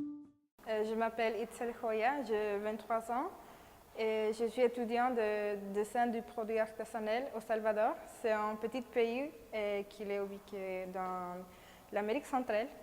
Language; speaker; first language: French; non-native, fluent; Spanish